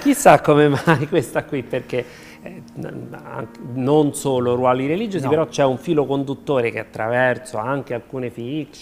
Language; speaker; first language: Italian; native; Italian